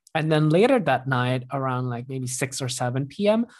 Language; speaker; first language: English; non-native, fluent; Indonesian